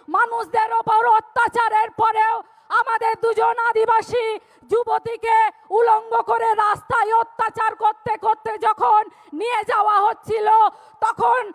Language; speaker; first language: Bangla; non-native, local second language; Santali